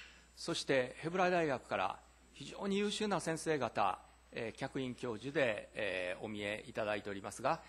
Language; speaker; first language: Japanese; native; Japanese